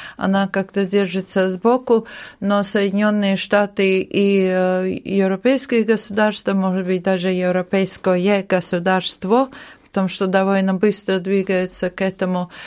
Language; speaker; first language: Russian; non-native, local second language; Latvian